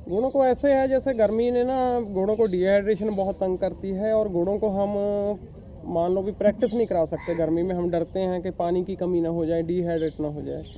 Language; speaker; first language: Hindi; non-native, local second language; Punjabi